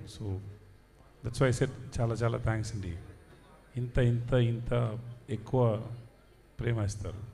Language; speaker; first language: Telugu; non-native, learner; Tamil